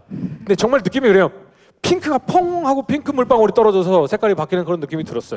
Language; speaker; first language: Korean; native; Korean